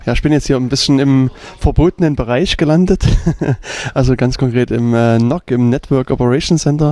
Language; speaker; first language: German; native; German